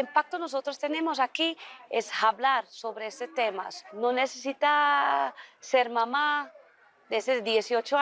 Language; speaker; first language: Spanish; non-native, learner; Dutch